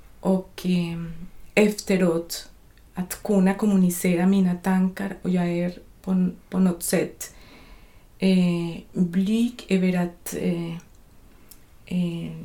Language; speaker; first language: Swedish; non-native, fluent; Spanish